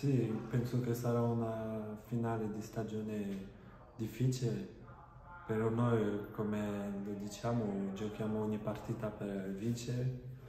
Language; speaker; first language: Italian; non-native, fluent; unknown